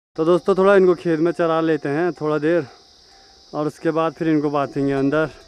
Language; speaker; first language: Hindi; native; Hindi